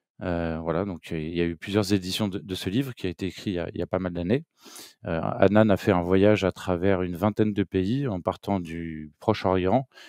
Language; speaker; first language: French; native; French